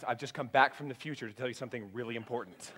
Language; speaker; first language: English; native; English